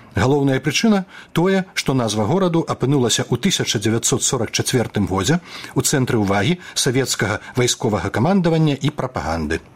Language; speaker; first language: Belarusian; native; Belarusian